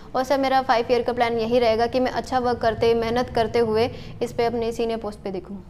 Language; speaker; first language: Hindi; native; Hindi